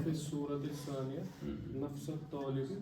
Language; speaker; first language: Arabic; non-native, learner; Urdu